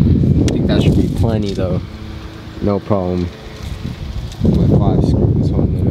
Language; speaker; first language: English; native; English